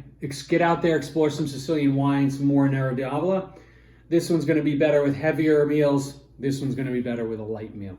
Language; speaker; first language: English; native; English